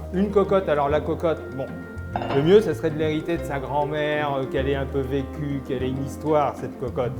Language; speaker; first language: French; native; French